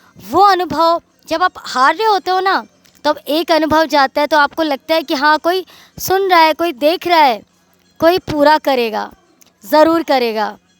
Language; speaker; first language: Hindi; native; Hindi